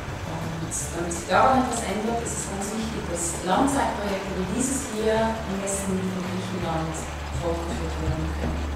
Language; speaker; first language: German; native; German